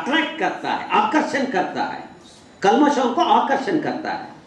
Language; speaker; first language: Hindi; non-native, learner; English